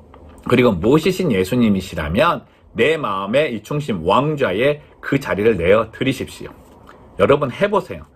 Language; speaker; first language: Korean; native; Korean